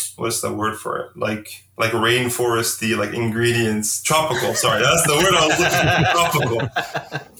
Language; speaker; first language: English; early bilingual, heritage; Arabic